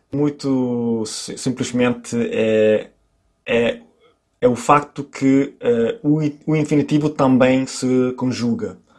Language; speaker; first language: Portuguese; non-native, fluent; Italian